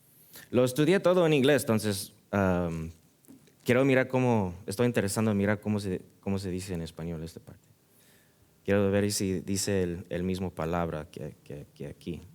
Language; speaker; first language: Spanish; early bilingual, heritage; Spanish